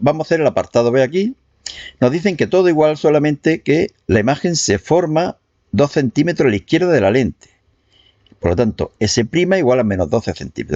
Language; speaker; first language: Spanish; native; Spanish